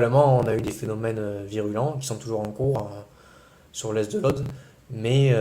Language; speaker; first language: French; native; French